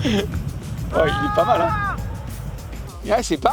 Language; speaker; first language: French; native; French